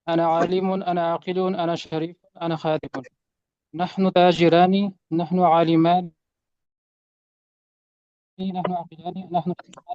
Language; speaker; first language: Arabic; non-native, learner; Urdu